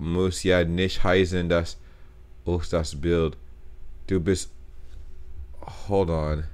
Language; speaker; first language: German; non-native, learner; English